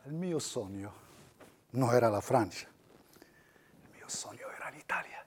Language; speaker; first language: Italian; non-native, fluent; Arabic